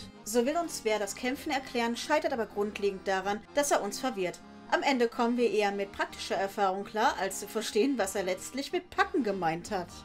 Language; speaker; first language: German; native; German